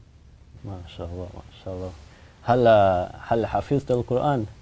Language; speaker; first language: Arabic; non-native, learner; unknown